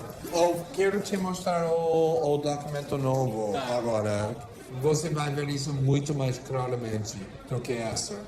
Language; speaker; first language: Portuguese; non-native, fluent; English